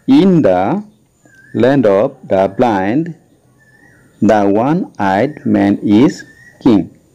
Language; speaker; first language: English; non-native, local second language; Assamese